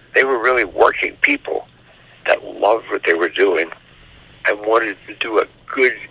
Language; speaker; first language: English; native; English